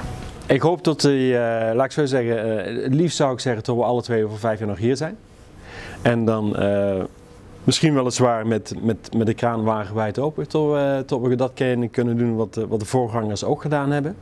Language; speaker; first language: Dutch; native; Dutch